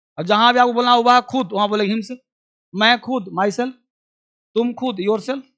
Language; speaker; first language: Hindi; non-native, local second language; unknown